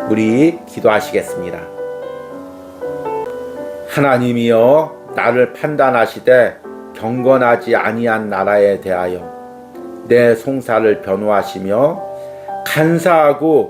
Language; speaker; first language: Korean; native; Korean